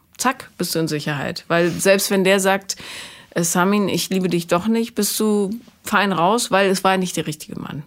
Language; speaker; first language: German; native; German